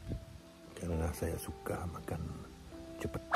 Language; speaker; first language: Indonesian; non-native, learner; French